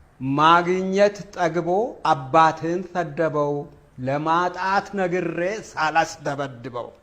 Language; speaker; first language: Amharic; non-native, local second language; Wolaytta